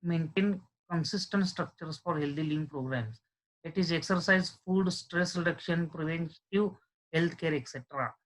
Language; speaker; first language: English; non-native, local second language; Marathi